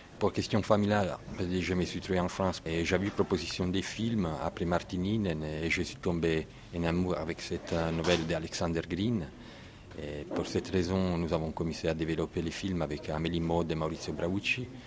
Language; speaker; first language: French; non-native, learner; Italian